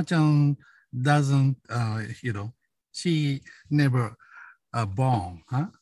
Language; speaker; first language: English; non-native, learner; Japanese